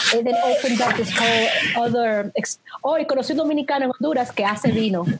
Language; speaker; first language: English; early bilingual, other home language; Spanish